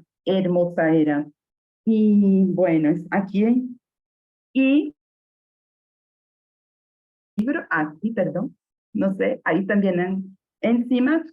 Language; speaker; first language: Spanish; non-native, fluent; Portuguese